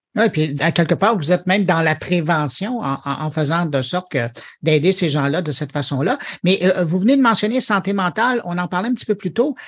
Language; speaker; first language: French; native; French